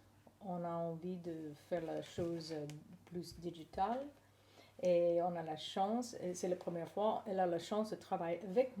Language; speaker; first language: French; non-native, learner; English